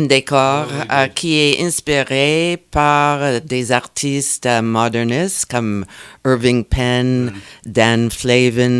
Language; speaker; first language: French; non-native, fluent; English